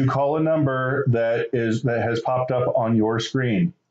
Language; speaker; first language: English; native; English